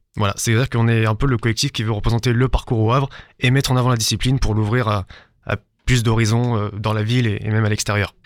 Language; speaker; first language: French; native; French